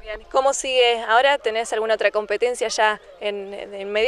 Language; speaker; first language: Spanish; native; Spanish